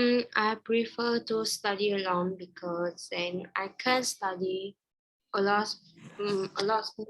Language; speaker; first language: English; non-native, learner; Vietnamese